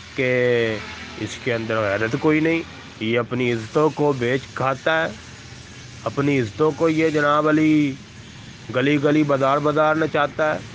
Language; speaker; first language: Urdu; non-native, local second language; Punjabi